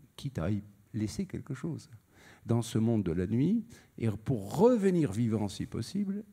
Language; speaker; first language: French; native; French